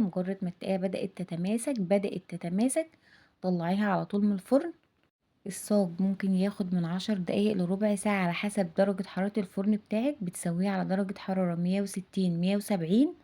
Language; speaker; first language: Arabic; native; Arabic